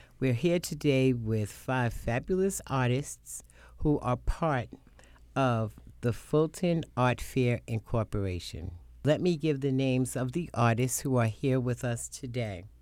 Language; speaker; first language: English; native; English